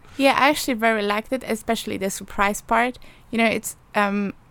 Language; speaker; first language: English; non-native, fluent; Polish